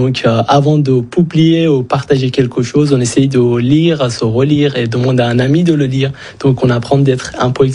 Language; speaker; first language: French; non-native, fluent; Persian